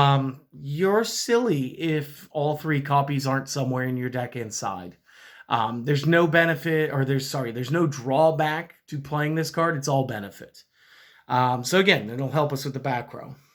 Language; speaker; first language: English; native; English